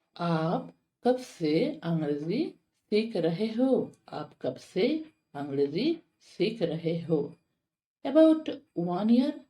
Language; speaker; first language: Hindi; non-native, local second language; Bangla